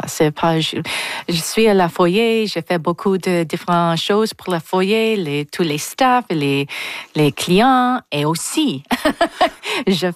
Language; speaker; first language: French; non-native, local second language; English